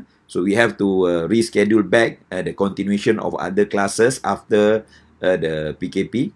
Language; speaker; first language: English; non-native, local second language; Malay